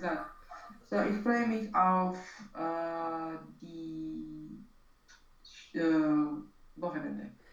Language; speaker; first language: German; non-native, learner; Romanian